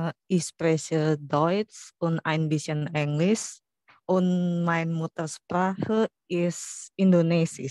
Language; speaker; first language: German; non-native, learner; Indonesian